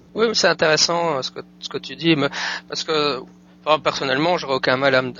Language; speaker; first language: French; native; French